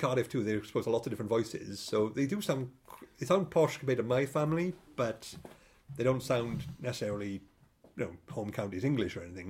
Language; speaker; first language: English; native; English